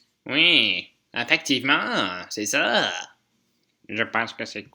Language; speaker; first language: French; non-native, fluent; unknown